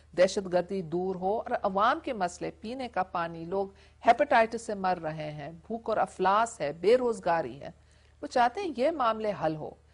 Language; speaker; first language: Urdu; non-native, local second language; English